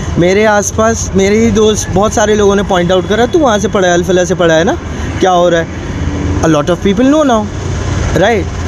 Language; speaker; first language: Hindi; non-native, local second language; Manipuri